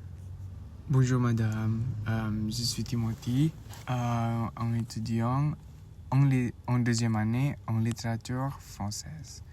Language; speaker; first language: French; non-native, learner; Indonesian